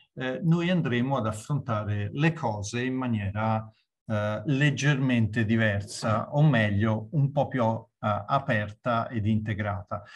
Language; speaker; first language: Italian; native; Italian